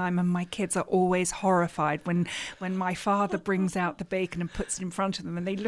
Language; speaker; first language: English; native; English